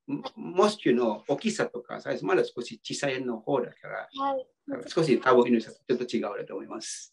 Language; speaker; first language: Japanese; non-native, fluent; Indonesian